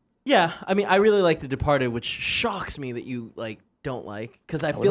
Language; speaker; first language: English; native; English